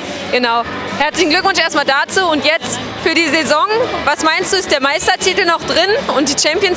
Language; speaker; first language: German; native; German